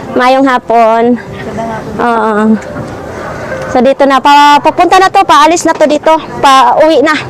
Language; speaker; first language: Filipino; non-native, local second language; Cebuano